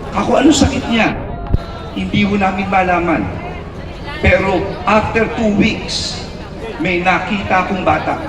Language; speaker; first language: Filipino; native; Filipino